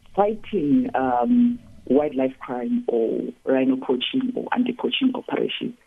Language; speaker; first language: English; non-native, local second language; Tsonga